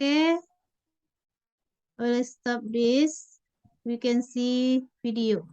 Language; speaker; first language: English; non-native, fluent; Indonesian